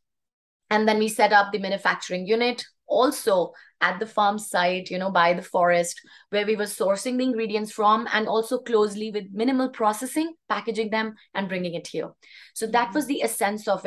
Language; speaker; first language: English; non-native, local second language; Hindi